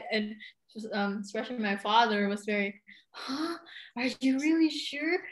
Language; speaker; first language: English; non-native, local second language; Cebuano